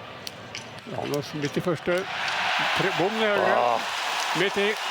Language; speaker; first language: Norwegian; native; Norwegian